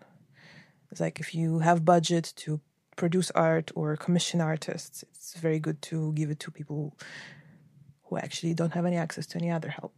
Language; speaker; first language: English; non-native, fluent; Ukrainian